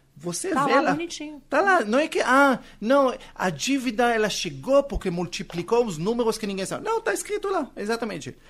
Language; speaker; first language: Portuguese; non-native, fluent; Hebrew